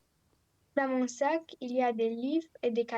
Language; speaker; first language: French; non-native, learner; Romanian